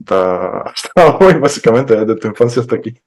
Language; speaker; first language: Spanish; native; Spanish